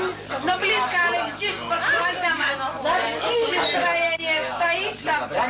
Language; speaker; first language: Polish; non-native, local second language; Belarusian